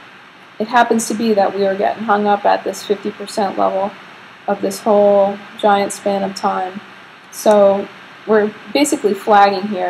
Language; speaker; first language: English; native; English